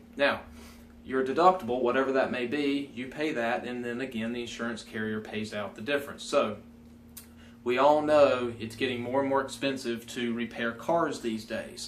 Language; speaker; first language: English; native; English